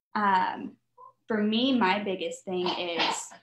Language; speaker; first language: English; native; English